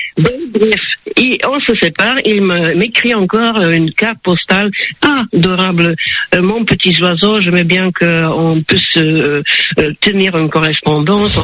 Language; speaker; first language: French; non-native, fluent; Slovak